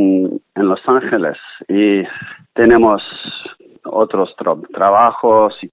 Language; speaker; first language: Spanish; non-native, learner; English